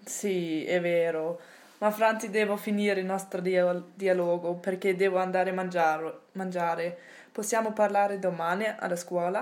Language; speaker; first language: Italian; non-native, learner; German